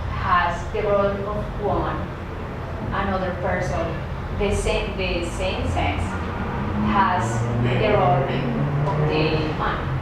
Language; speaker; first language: English; non-native, learner; Spanish